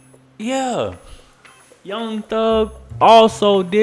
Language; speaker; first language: English; native; English